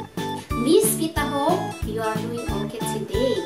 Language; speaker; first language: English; non-native, fluent; Indonesian